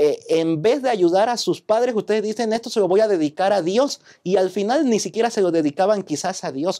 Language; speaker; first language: Spanish; native; Spanish